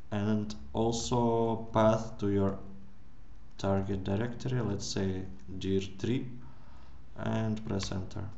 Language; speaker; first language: English; non-native, fluent; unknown